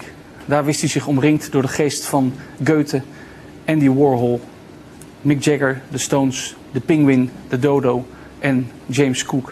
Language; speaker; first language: Dutch; native; Dutch